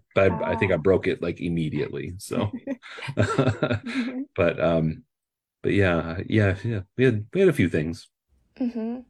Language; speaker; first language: English; native; English